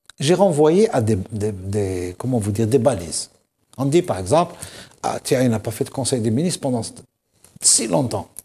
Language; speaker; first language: French; non-native, local second language; Kabyle